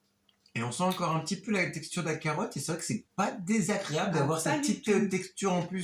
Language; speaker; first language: French; native; French